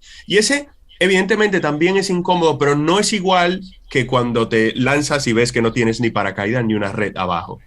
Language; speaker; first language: Spanish; native; Spanish